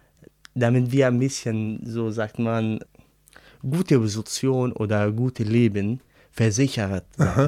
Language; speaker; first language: German; non-native, learner; Arabic